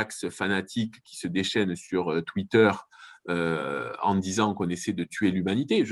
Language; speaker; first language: French; native; French